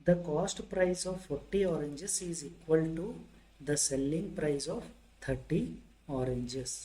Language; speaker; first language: English; non-native, local second language; Kannada